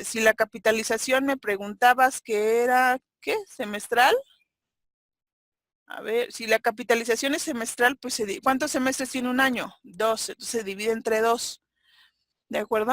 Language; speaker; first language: Spanish; native; Spanish